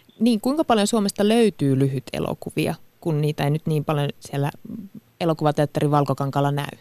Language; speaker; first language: Finnish; native; Finnish